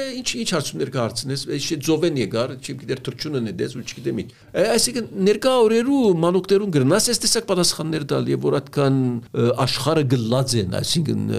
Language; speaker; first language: Armenian; early bilingual, heritage; Armenian